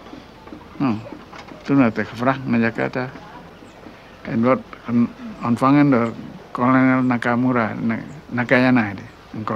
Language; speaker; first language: Dutch; non-native, local second language; Minangkabau